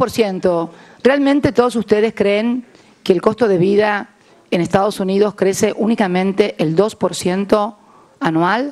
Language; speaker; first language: Spanish; native; Spanish